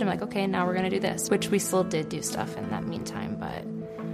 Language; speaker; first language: English; native; English